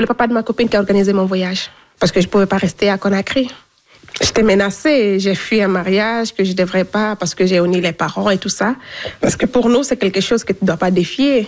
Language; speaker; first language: French; non-native, local second language; Fula